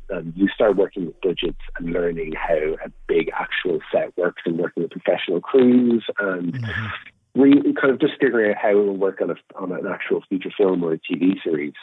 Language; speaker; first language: English; native; English